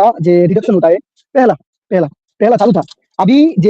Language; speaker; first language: Hindi; native; Hindi